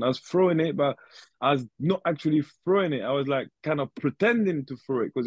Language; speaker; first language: English; native; English